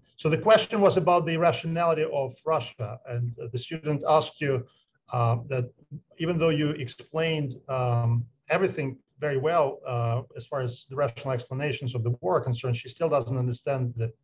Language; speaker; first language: English; non-native, fluent; Ukrainian